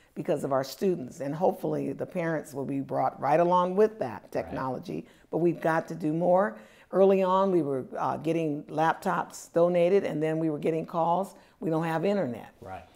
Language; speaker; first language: English; native; English